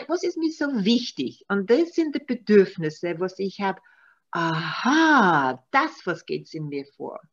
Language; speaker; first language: German; non-native, learner; Maltese